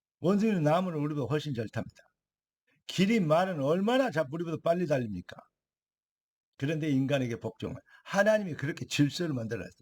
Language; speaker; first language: Korean; native; Korean